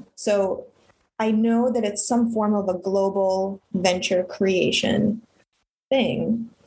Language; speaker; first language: English; early bilingual, other home language; Russian